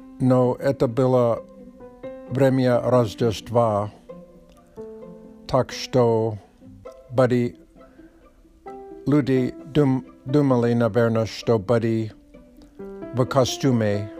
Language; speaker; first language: Russian; non-native, learner; Polish